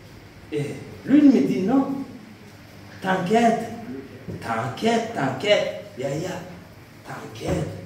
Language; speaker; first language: French; non-native, local second language; Rundi